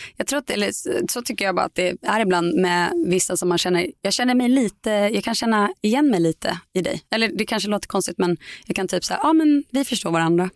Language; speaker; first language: Swedish; native; Swedish